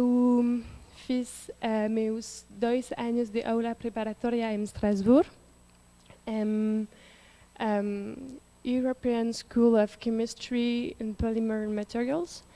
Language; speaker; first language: Portuguese; non-native, learner; French